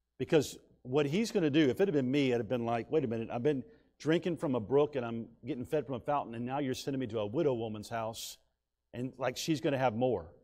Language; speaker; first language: English; native; English